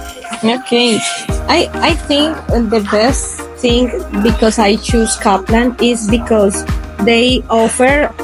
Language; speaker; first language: English; non-native, learner; Spanish